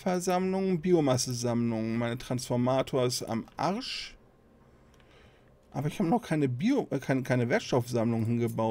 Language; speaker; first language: German; native; German